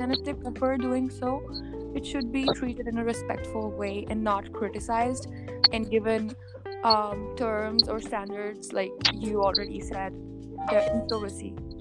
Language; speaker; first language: English; non-native, local second language; Punjabi